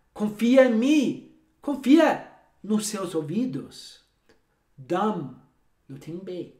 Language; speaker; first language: Portuguese; non-native, fluent; English